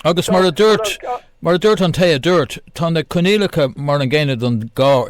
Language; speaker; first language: Irish; non-native, local second language; English